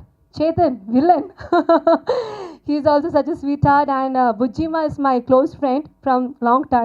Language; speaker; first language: Telugu; non-native, learner; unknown